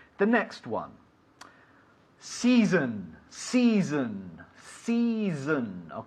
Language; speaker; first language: English; non-native, fluent; Spanish